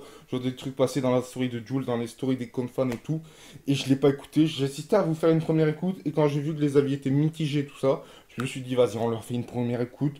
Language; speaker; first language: French; native; French